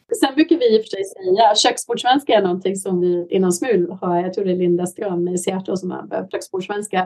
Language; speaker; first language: Swedish; native; Swedish